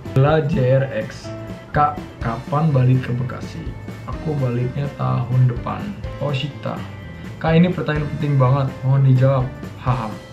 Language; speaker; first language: Indonesian; native; Indonesian